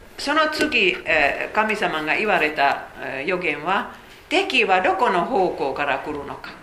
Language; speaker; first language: Japanese; non-native, fluent; Finnish